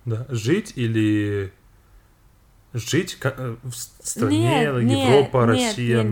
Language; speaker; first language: Russian; non-native, fluent; English